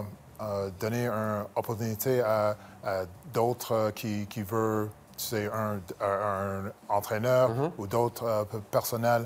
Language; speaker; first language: French; non-native, local second language; English